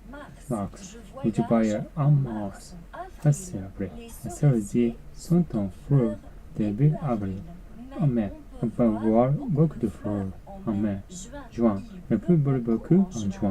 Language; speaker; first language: French; non-native, learner; Japanese